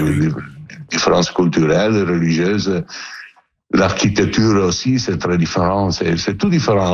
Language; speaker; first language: French; non-native, learner; Italian